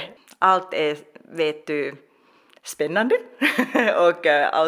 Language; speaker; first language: Swedish; non-native, local second language; Finnish